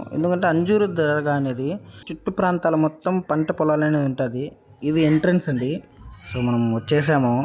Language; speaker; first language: Telugu; non-native, local second language; Urdu